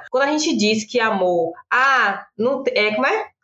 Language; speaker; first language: Portuguese; native; Portuguese